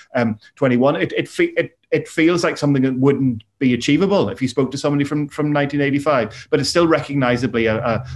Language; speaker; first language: English; native; English